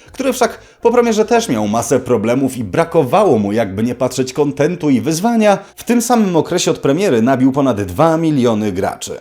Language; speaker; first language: Polish; native; Polish